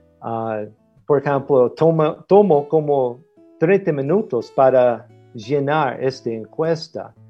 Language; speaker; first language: Spanish; non-native, fluent; English